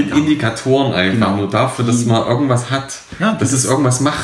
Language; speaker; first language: German; native; German